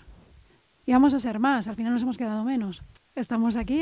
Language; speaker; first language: Spanish; native; Spanish